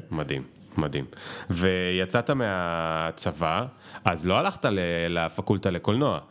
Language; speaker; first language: Hebrew; native; Hebrew